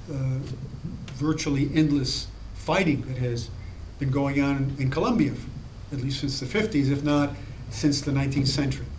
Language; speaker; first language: English; native; English